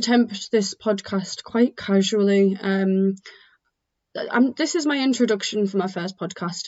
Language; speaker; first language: English; native; English